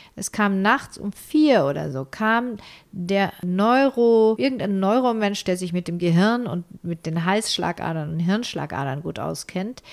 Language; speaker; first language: German; native; German